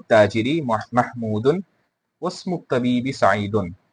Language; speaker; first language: Arabic; non-native, fluent; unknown